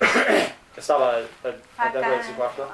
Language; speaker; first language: Spanish; non-native, learner; English